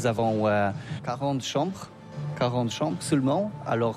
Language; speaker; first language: French; non-native, learner; Polish